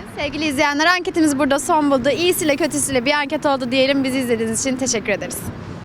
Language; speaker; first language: Turkish; native; Turkish